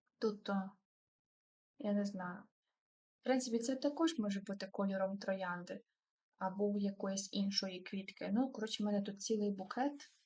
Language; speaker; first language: Ukrainian; non-native, local second language; Russian